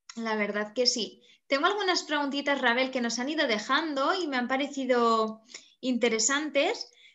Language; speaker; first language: Spanish; native; Spanish